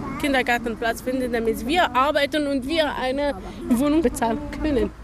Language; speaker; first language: German; non-native, learner; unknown